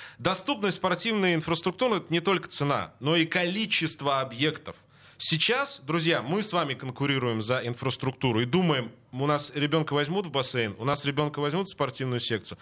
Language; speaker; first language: Russian; native; Russian